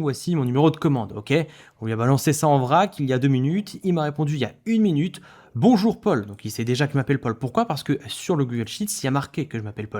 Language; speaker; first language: French; native; French